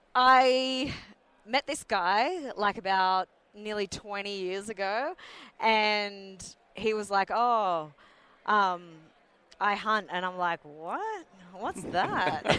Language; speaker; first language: English; native; English